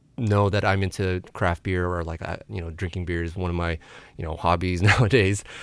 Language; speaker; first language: English; early bilingual, other home language; Filipino